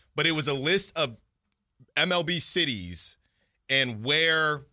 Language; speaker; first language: English; native; English